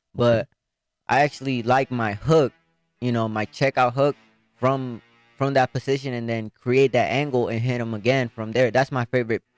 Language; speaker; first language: English; early bilingual, other home language; Spanish